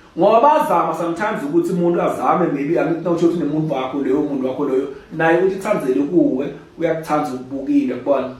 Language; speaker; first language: Zulu; non-native, local second language; Swati